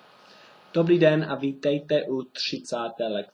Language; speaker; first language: Czech; non-native, fluent; English